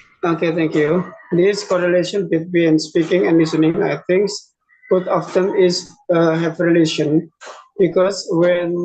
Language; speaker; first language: English; non-native, learner; Indonesian